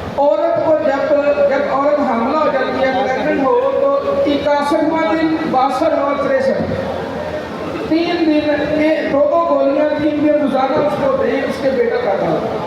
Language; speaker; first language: Urdu; non-native, local second language; Punjabi